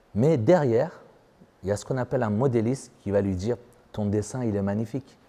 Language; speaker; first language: French; non-native, fluent; Persian